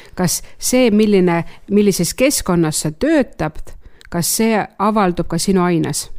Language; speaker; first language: Estonian; non-native, local second language; Russian